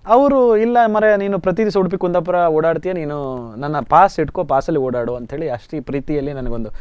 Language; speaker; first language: Kannada; native; Kannada